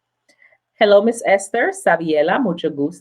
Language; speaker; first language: Spanish; non-native, learner; English